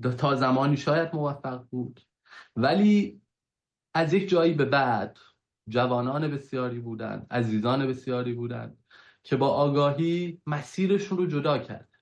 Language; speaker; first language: Persian; non-native, local second language; Kurdish